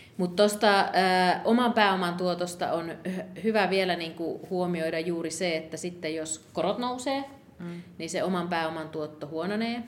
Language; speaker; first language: Finnish; native; Finnish